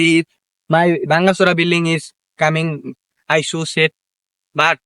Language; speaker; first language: English; non-native, learner; Bangla